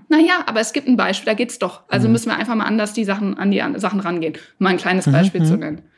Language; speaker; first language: German; native; German